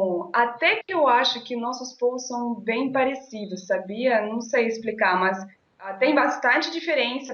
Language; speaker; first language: Portuguese; non-native, fluent; Russian